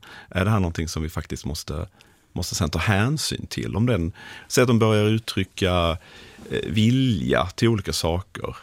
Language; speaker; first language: Swedish; native; Swedish